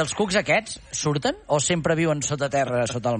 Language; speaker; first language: Catalan; native; Catalan